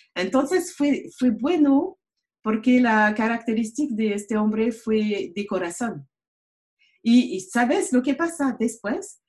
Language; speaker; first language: Spanish; non-native, learner; French